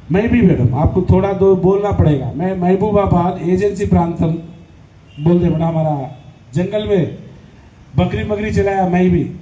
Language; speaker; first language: Hindi; non-native, local second language; Lambadi